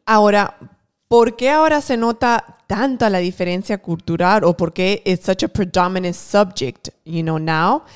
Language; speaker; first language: Spanish; early bilingual, heritage; Spanish